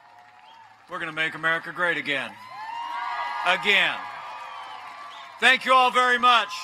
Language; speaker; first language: English; native; English